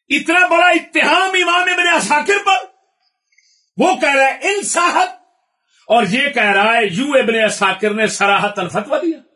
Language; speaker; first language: Urdu; non-native, local second language; Punjabi